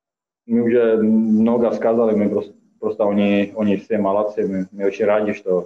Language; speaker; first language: Russian; non-native, fluent; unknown